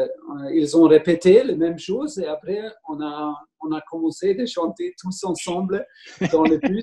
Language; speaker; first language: French; non-native, learner; German